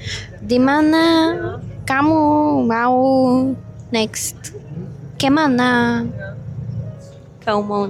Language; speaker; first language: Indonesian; non-native, learner; Czech